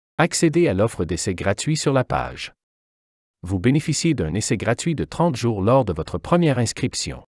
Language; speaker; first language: French; native; French